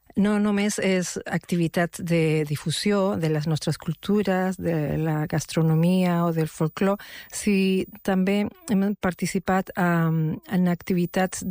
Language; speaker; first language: Catalan; non-native, local second language; Spanish